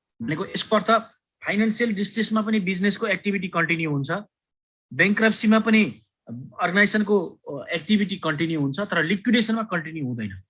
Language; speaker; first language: Nepali; native; Nepali